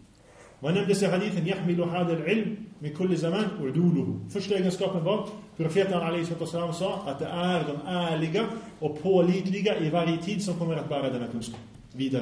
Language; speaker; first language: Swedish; early bilingual, other home language; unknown